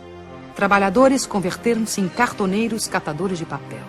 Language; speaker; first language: Portuguese; native; Portuguese